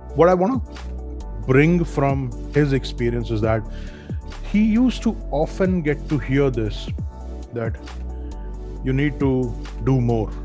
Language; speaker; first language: English; non-native, local second language; Hindi